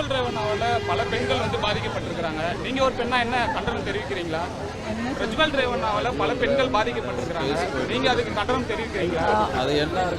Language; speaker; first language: Tamil; native; Tamil